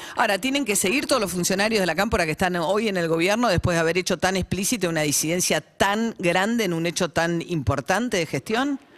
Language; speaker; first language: Spanish; native; Spanish